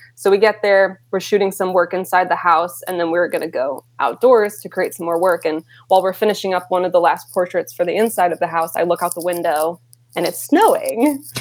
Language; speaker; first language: English; native; English